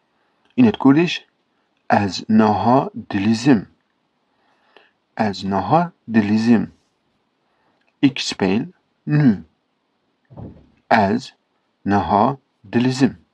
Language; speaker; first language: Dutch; non-native, learner; Kurdish